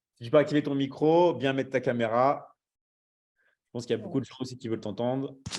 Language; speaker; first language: French; native; French